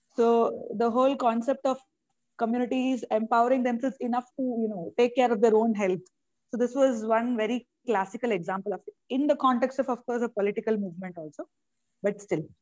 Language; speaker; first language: English; non-native, local second language; Malayalam